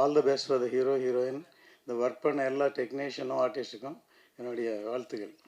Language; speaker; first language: Tamil; native; Tamil